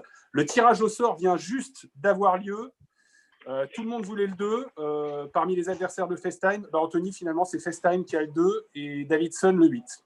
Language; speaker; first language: French; native; French